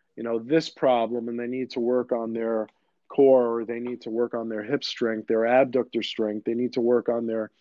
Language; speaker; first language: English; early bilingual, other home language; Greek